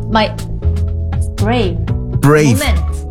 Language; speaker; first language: English; non-native, learner; Korean